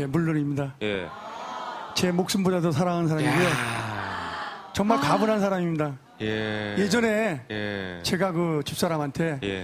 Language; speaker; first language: Korean; native; Korean